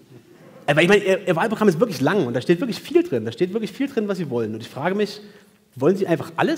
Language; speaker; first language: German; native; German